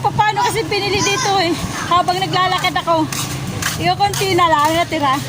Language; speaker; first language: Filipino; non-native, local second language; Waray